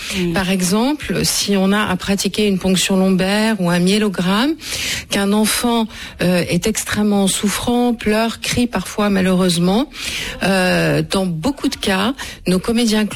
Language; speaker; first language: French; native; French